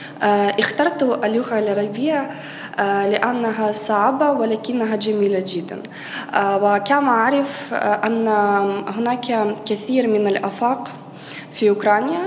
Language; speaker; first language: Arabic; non-native, fluent; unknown